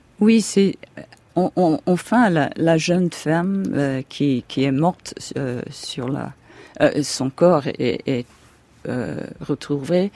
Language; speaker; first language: French; non-native, fluent; English